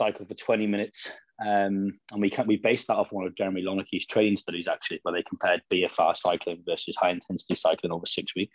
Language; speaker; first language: English; native; English